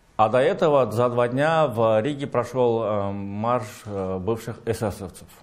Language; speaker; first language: Russian; native; Russian